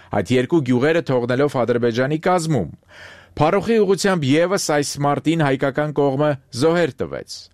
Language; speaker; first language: Armenian; native; Armenian